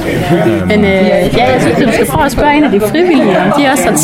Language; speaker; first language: Danish; native; Danish